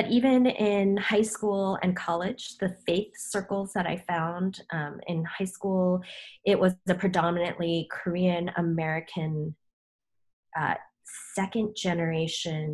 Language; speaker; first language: English; early bilingual, other home language; Korean